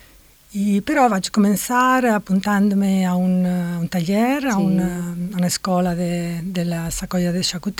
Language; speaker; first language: Catalan; non-native, fluent; Italian